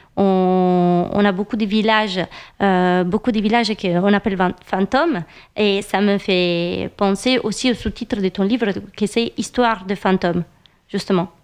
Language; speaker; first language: French; non-native, fluent; Italian